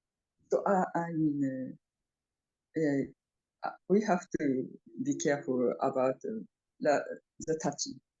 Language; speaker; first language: English; non-native, fluent; Japanese